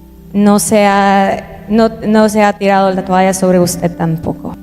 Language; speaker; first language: Spanish; native; Spanish